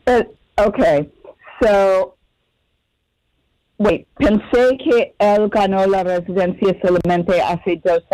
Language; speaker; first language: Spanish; non-native, fluent; English